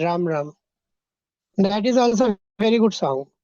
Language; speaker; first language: English; non-native, fluent; Bangla